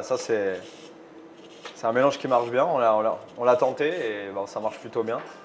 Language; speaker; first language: French; native; French